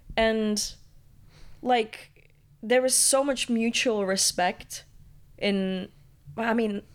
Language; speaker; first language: English; early bilingual, other home language; Latvian